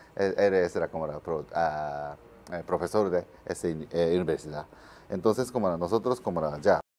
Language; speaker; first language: Spanish; non-native, learner; Japanese